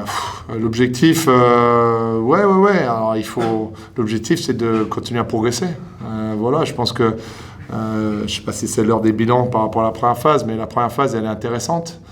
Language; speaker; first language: French; native; French